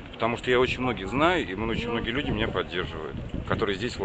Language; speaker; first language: Russian; native; Russian